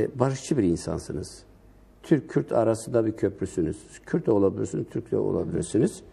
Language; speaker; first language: Turkish; non-native, local second language; Kurdish